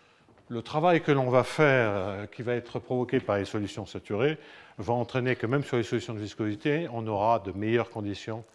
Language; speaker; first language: French; native; French